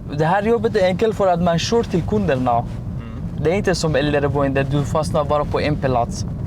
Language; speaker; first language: Swedish; non-native, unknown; Persian